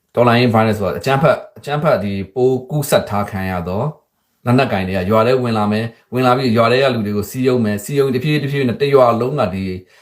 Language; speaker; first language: Burmese; native; Burmese